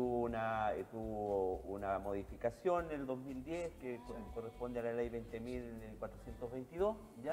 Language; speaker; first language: Spanish; native; Spanish